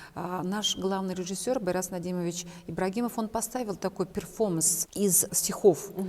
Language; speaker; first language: Russian; non-native, local second language; Chuvash